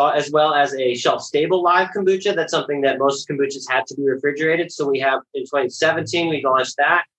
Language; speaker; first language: English; native; English